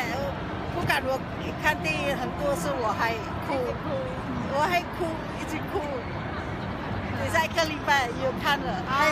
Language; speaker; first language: Chinese; non-native, learner; Indonesian